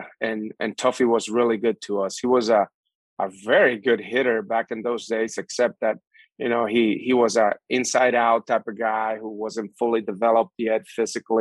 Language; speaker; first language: English; non-native, fluent; Spanish